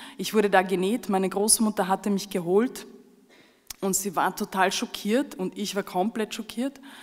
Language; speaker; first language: German; early bilingual, other home language; Romany